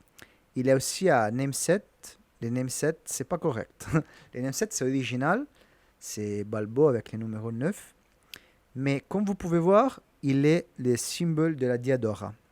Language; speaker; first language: French; non-native, learner; Italian